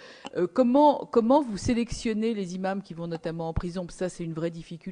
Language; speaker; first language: French; native; French